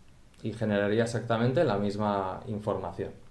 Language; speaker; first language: Spanish; native; Spanish